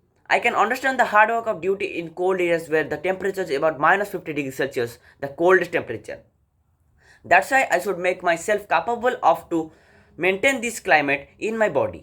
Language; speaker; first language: English; non-native, learner; Odia